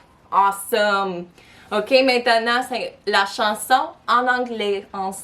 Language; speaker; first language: French; non-native, local second language; English